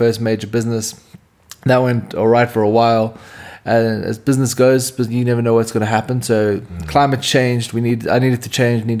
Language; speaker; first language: English; native; English